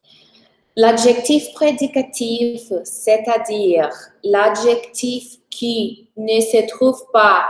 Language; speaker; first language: French; non-native, fluent; Portuguese